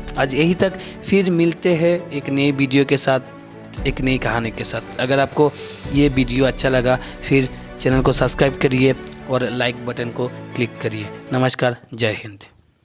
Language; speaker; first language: Hindi; non-native, local second language; Bangla